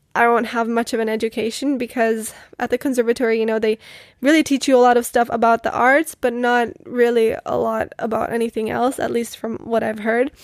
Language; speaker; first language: English; non-native, fluent; Czech